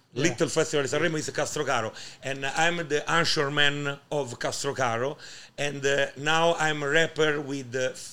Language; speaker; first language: English; non-native, learner; Italian